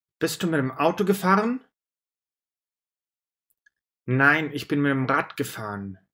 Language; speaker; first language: German; non-native, fluent; Russian